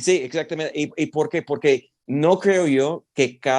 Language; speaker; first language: Spanish; non-native, fluent; English